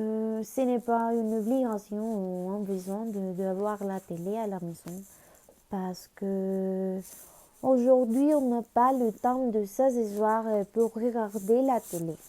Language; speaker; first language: French; non-native, learner; Spanish